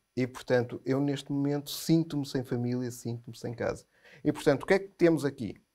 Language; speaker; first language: Portuguese; native; Portuguese